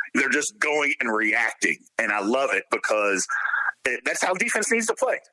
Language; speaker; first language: English; native; English